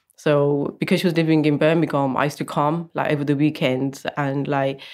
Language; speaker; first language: English; native; English